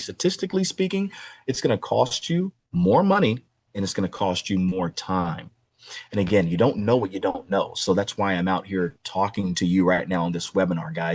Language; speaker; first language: English; native; English